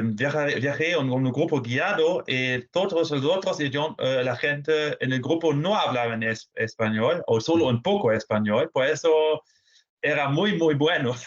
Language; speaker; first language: Spanish; non-native, fluent; German